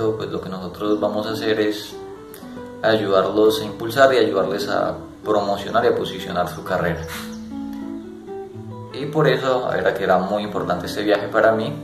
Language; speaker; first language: Spanish; native; Spanish